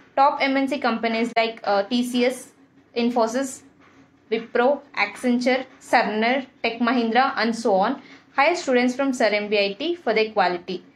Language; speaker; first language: English; non-native, local second language; Telugu